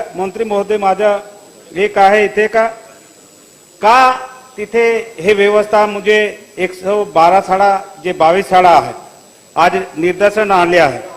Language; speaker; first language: Marathi; non-native, local second language; Bhili